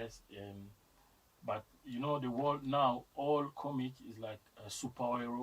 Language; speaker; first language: English; non-native, learner; French